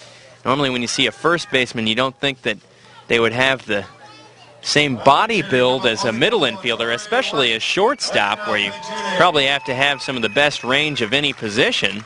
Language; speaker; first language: English; native; English